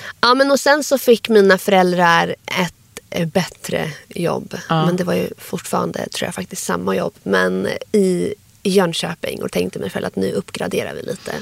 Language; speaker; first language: Swedish; early bilingual, other home language; Arabic